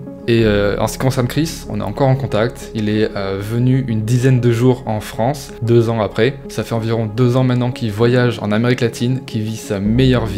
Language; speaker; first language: French; native; French